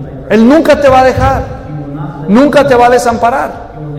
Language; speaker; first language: Spanish; native; Spanish